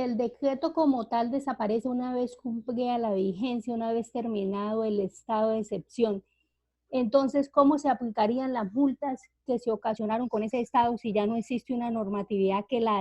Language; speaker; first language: Spanish; native; Spanish